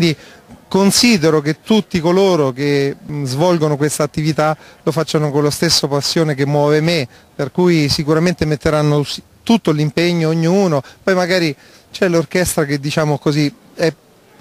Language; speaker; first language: Italian; native; Italian